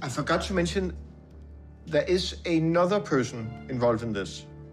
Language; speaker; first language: English; non-native, fluent; Danish